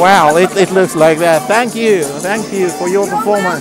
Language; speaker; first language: English; non-native, fluent; Russian